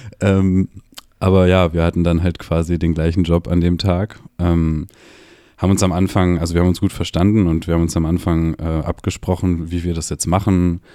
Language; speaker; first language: German; native; German